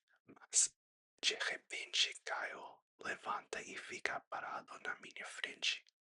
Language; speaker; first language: Portuguese; non-native, learner; English